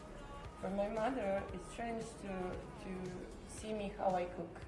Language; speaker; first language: English; non-native, learner; Serbian